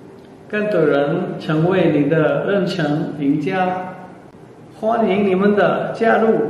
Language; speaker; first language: Chinese; non-native, fluent; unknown